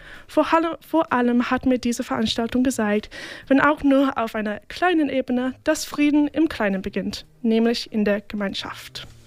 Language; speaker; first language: German; non-native, fluent; English